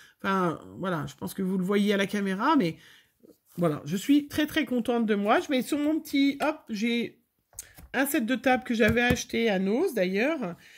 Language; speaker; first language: French; native; French